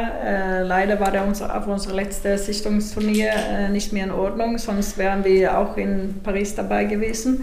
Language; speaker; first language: German; non-native, fluent; Swedish